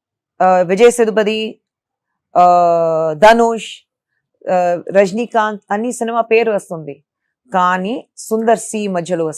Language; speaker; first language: Telugu; non-native, local second language; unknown